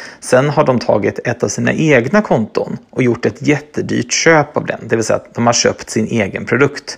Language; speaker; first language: Swedish; native; Swedish